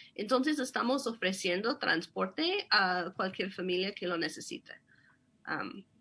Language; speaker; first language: Spanish; non-native, fluent; English